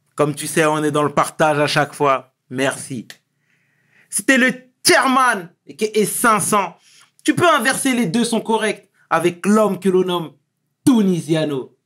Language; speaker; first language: French; early bilingual, other home language; Wolof